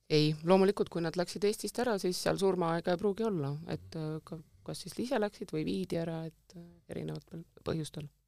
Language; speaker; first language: Estonian; native; Estonian